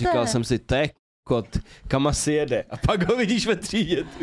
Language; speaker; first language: Czech; native; Czech